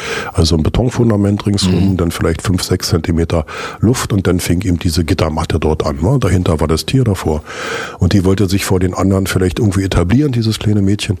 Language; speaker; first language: German; native; German